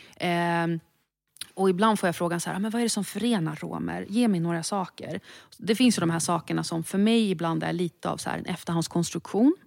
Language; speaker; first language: Swedish; native; Swedish